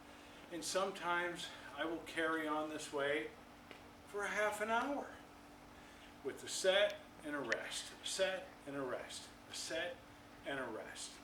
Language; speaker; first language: English; native; English